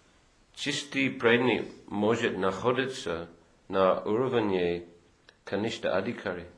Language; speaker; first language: Russian; non-native, fluent; English